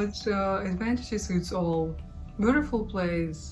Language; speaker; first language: English; non-native, learner; Russian